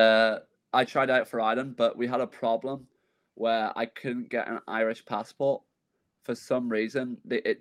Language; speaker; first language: English; native; English